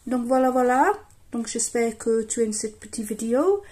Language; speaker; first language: French; non-native, learner; English